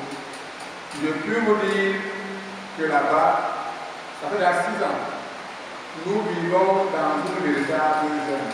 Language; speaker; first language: French; non-native, local second language; Basaa